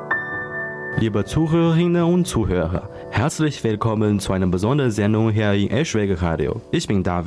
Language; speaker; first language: German; non-native, learner; Chinese